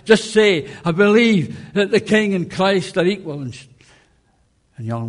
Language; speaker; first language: English; native; English